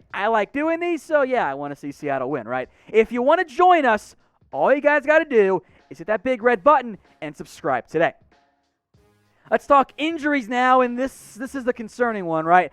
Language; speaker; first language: English; native; English